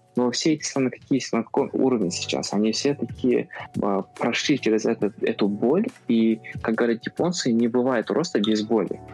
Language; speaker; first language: Russian; non-native, local second language; Kazakh